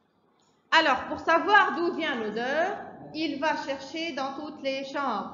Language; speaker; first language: French; non-native, fluent; Arabic